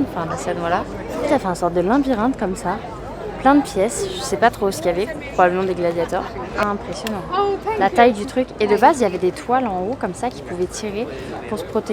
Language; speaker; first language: French; native; French